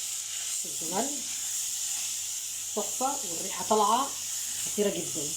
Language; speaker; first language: Arabic; native; Arabic